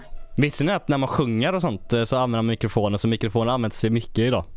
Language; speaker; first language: Swedish; native; Swedish